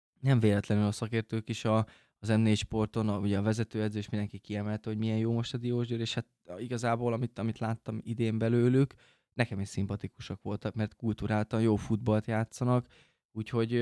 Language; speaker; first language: Hungarian; native; Hungarian